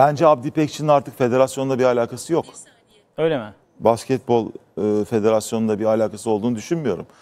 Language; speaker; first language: Turkish; native; Turkish